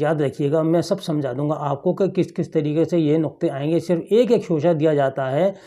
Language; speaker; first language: Hindi; native; Hindi